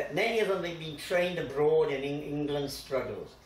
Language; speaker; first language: English; native; English